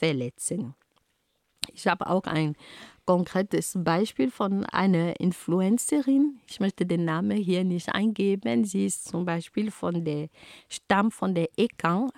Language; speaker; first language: German; non-native, fluent; Ghomala